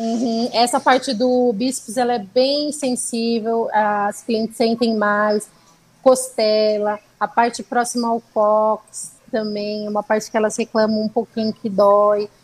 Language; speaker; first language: Portuguese; native; Portuguese